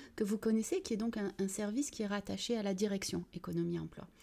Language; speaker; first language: French; early bilingual, other home language; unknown